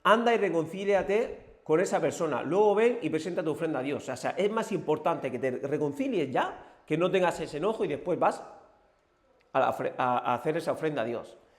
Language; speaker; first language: Spanish; native; Spanish